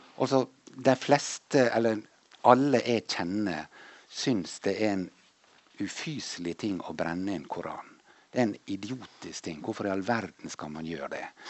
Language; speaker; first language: Norwegian; native; Norwegian